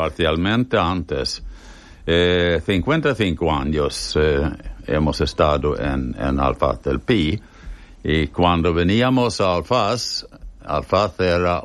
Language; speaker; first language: Spanish; non-native, fluent; Swedish